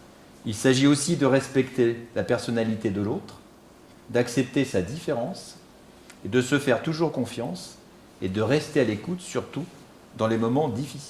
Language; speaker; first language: French; native; French